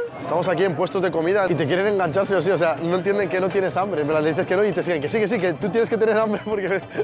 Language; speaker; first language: Spanish; early bilingual, other home language; Arabic